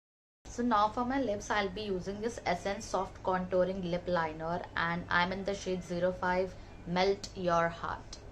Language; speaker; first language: English; non-native, local second language; Hindi